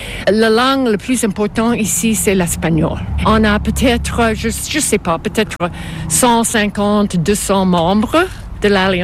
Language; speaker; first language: French; non-native, local second language; English